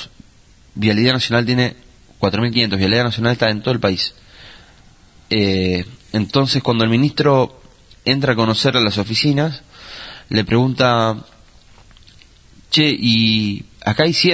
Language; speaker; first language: Spanish; native; Spanish